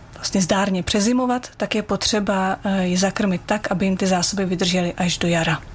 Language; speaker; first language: Czech; native; Czech